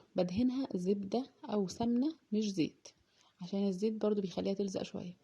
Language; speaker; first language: Arabic; native; Arabic